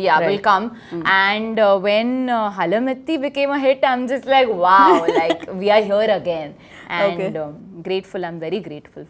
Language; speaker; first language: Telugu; non-native, learner; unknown